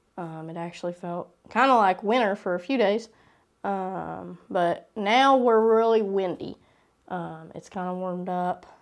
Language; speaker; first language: English; native; English